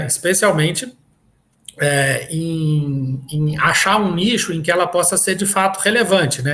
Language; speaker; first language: Portuguese; native; Portuguese